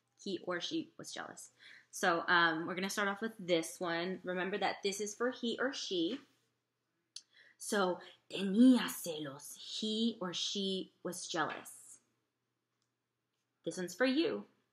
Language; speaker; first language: English; native; English